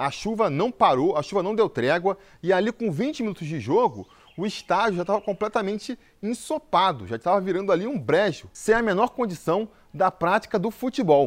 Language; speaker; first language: Portuguese; native; Portuguese